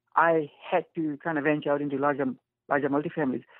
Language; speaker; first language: English; non-native, fluent; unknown